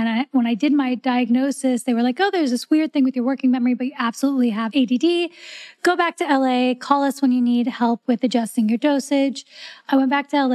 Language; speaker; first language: English; native; English